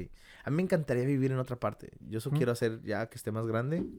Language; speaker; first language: Spanish; early bilingual, heritage; Spanish